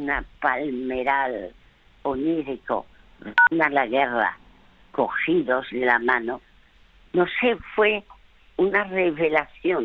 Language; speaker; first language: Spanish; early bilingual, other home language; French